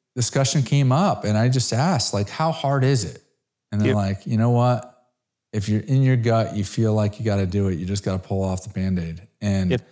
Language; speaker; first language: English; native; English